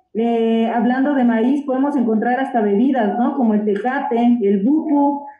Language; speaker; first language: Spanish; native; Spanish